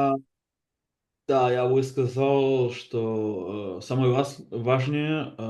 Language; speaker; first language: Russian; non-native, learner; Basque